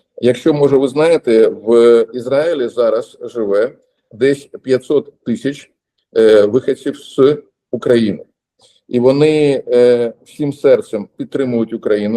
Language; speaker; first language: Ukrainian; non-native, local second language; Russian